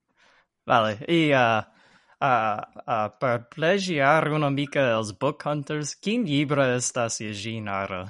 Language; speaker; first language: Catalan; non-native, learner; English